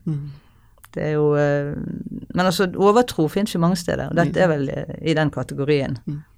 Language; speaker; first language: Norwegian; native; Norwegian